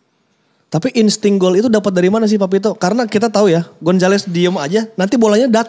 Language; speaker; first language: Indonesian; native; Indonesian